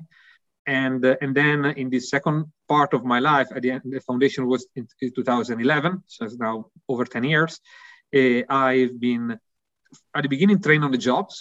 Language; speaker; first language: English; non-native, fluent; Italian